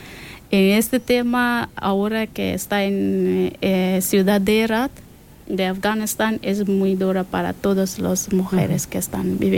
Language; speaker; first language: Spanish; non-native, learner; Persian